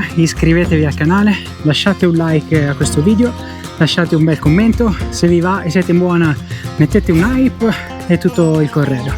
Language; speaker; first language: Italian; native; Italian